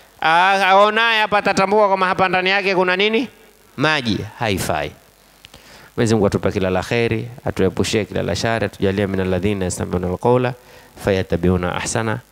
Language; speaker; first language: Swahili; native; Swahili